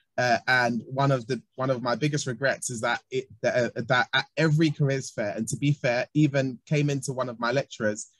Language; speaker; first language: English; native; English